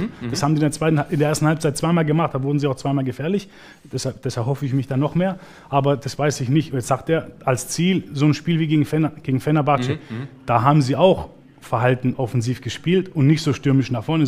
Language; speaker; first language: German; early bilingual, other home language; Greek